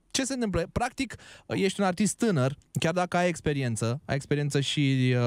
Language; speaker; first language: Romanian; native; Romanian